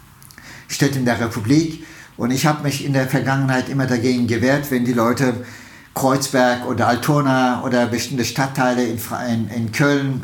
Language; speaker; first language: German; non-native, fluent; Turkish